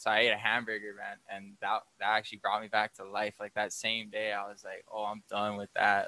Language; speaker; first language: English; native; English